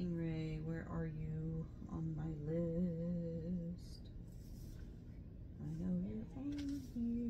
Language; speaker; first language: English; native; English